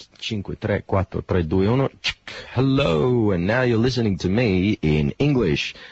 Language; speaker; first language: English; native; English